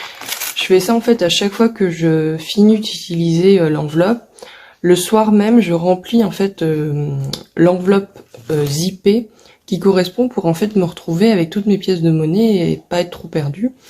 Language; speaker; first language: French; native; French